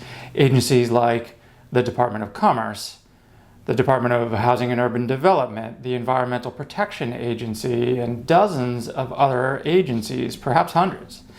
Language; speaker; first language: English; native; English